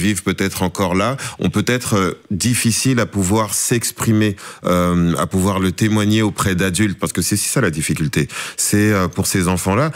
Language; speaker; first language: French; native; French